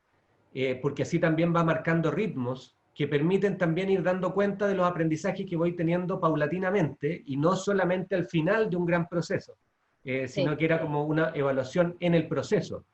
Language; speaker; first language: Spanish; native; Spanish